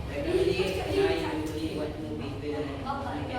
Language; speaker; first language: English; non-native, learner; Indonesian